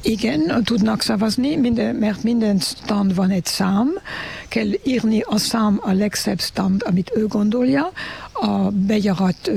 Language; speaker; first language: Hungarian; non-native, learner; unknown